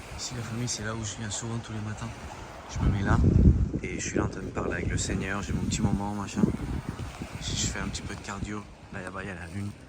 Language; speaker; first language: French; early bilingual, other home language; Spanish